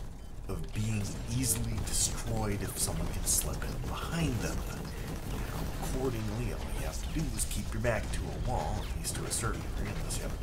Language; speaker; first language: English; native; English